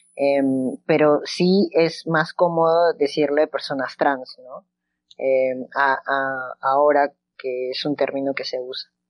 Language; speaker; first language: Spanish; native; Spanish